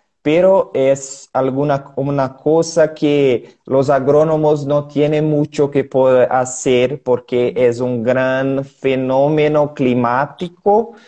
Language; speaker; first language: Spanish; non-native, learner; Portuguese